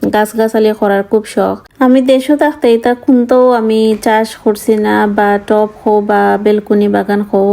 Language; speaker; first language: Bangla; non-native, local second language; Sylheti